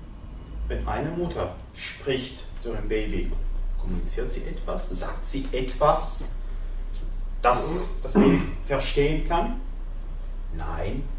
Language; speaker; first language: German; non-native, fluent; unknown